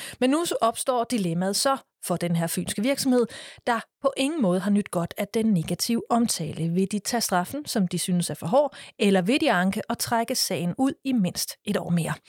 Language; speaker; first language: Danish; native; Danish